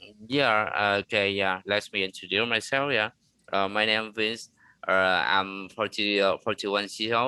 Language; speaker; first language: English; non-native, learner; Vietnamese